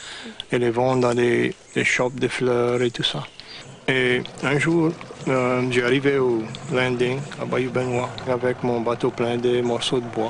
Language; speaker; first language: French; non-native, local second language; English